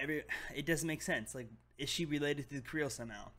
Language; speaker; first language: English; native; English